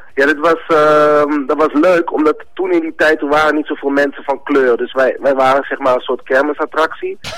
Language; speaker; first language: Dutch; early bilingual, other home language; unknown